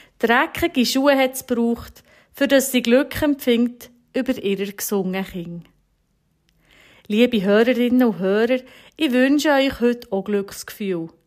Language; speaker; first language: German; native; German